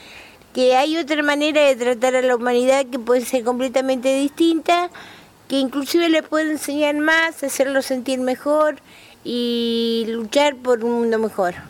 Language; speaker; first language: Spanish; native; Spanish